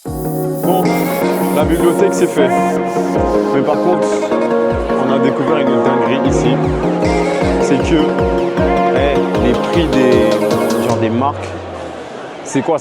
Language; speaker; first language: French; native; French